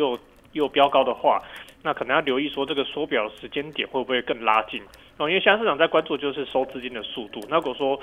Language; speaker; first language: Chinese; native; Chinese